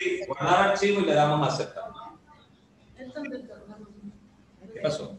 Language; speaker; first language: Spanish; native; Spanish